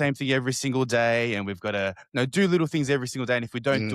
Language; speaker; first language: English; native; English